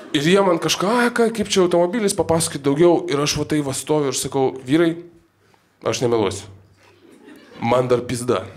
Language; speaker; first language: Lithuanian; non-native, local second language; Polish